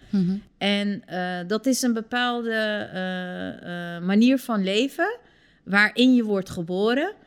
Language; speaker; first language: Dutch; early bilingual, other home language; Turkish